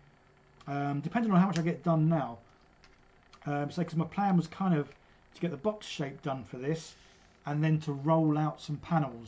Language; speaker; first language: English; native; English